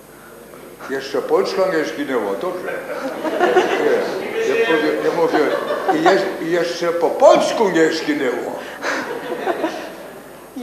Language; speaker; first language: Polish; non-native, learner; German